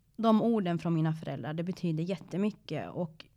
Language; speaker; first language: Swedish; early bilingual, other home language; Persian